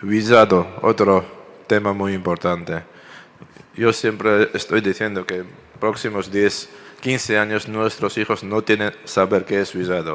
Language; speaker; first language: Spanish; non-native, fluent; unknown